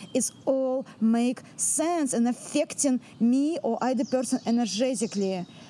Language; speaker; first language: English; non-native, fluent; Russian